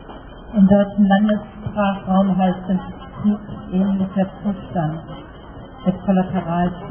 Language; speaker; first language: German; native; German